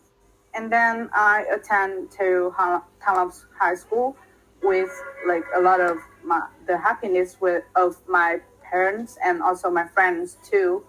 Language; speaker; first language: English; non-native, fluent; Vietnamese